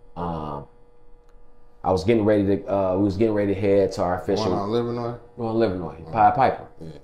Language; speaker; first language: English; native; English